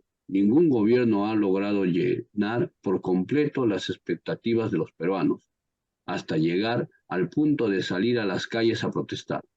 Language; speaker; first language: Spanish; native; Spanish